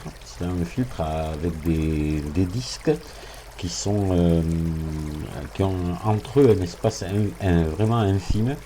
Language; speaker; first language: French; native; French